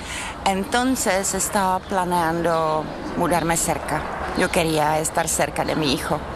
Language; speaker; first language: Spanish; non-native, fluent; Czech